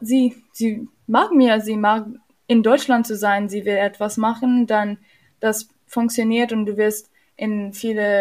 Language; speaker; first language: German; non-native, learner; English